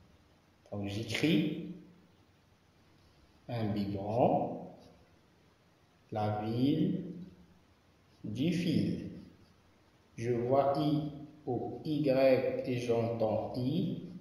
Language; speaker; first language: French; non-native, local second language; Arabic